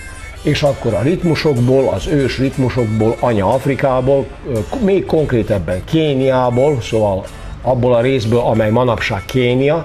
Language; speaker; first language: Hungarian; non-native, local second language; Serbian